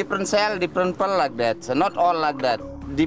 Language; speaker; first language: English; non-native, learner; Indonesian